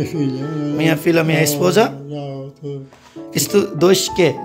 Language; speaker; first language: Portuguese; non-native, learner; Bangla